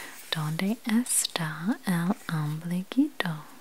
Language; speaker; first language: Spanish; non-native, learner; English